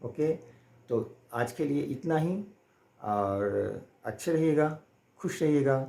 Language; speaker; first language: Hindi; non-native, local second language; Bangla